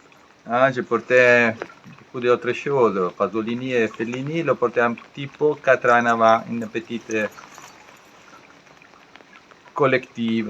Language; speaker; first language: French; non-native, learner; Italian